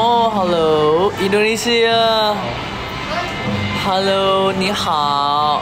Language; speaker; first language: English; non-native, learner; Thai